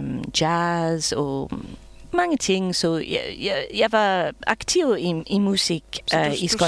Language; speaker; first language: Danish; non-native, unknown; English